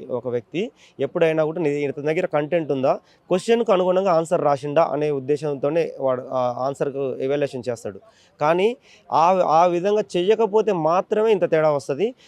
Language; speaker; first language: Telugu; native; Telugu